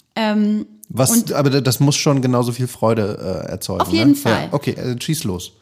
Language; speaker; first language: German; native; German